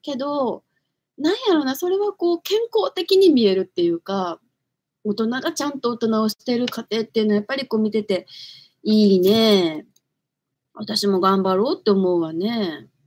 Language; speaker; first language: Japanese; native; Japanese